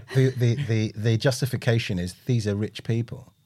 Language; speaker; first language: English; native; English